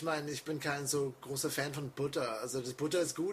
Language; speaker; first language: German; non-native, fluent; English